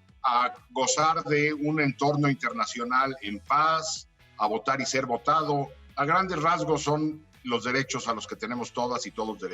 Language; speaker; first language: Spanish; native; Spanish